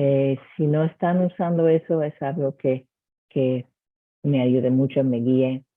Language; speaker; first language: Spanish; early bilingual, heritage; Spanish